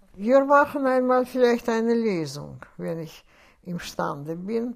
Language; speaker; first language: German; non-native, fluent; Russian